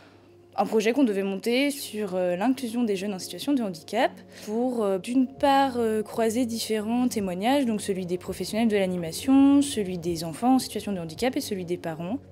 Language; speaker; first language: French; native; French